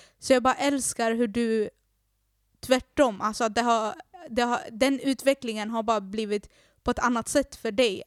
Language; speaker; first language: Swedish; early bilingual, other home language; Arabic